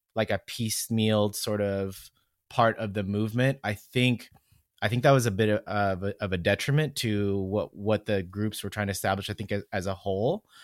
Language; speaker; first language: English; native; English